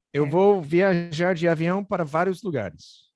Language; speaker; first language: Portuguese; non-native, fluent; English